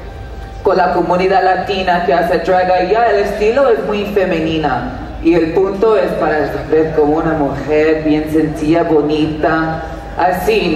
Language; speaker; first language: Spanish; early bilingual, heritage; Spanish